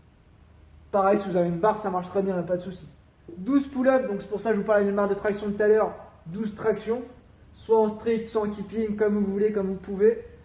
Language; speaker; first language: French; native; French